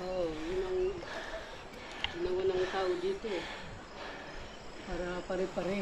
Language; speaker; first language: Filipino; non-native, local second language; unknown